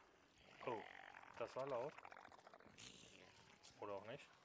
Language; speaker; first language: German; native; German